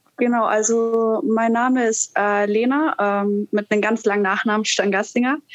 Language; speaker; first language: German; native; German